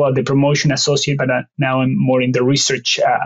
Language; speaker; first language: English; non-native, fluent; Spanish